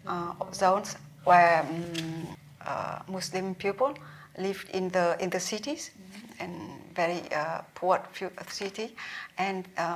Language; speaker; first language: English; non-native, learner; Vietnamese